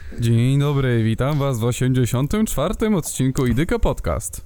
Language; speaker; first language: Polish; native; Polish